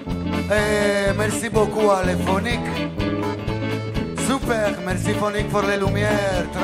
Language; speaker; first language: French; non-native, learner; Italian